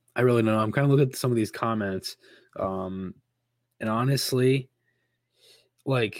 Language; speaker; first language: English; native; English